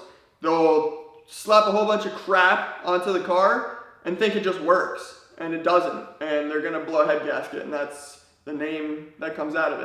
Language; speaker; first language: English; native; English